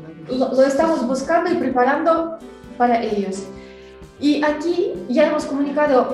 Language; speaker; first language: Spanish; non-native, fluent; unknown